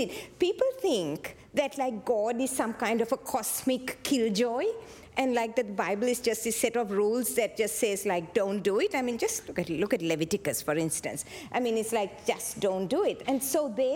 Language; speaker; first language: English; non-native, local second language; Tamil